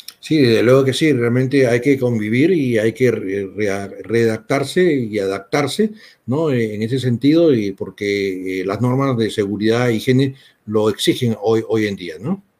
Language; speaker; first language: Spanish; native; Spanish